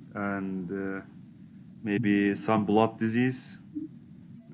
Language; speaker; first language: English; non-native, learner; Turkish